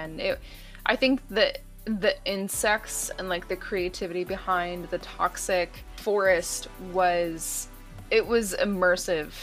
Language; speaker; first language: English; native; English